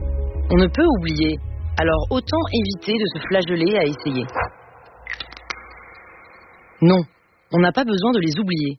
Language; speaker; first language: French; native; French